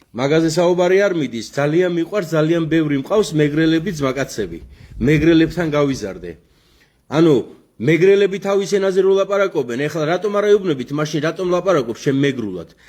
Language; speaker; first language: Georgian; non-native, local second language; Azerbaijani